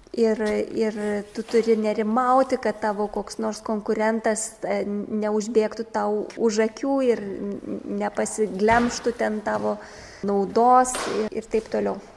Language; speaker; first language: Lithuanian; native; Lithuanian